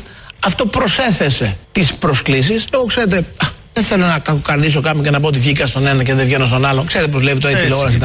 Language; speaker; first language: Greek; native; Greek